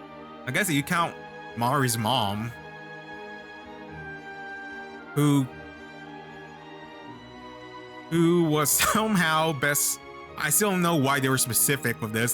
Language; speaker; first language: English; native; English